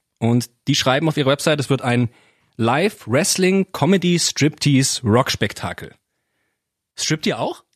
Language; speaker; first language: German; native; German